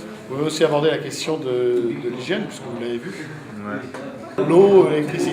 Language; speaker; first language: French; native; French